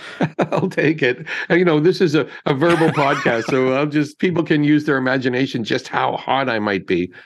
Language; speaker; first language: English; native; English